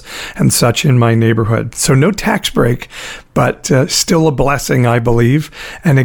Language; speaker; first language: English; native; English